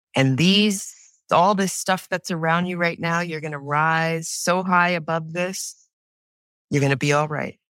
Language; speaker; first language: English; native; English